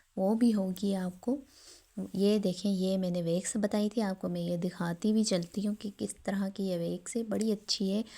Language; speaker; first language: Urdu; non-native, local second language; Sindhi